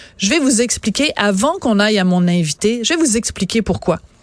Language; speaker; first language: French; native; French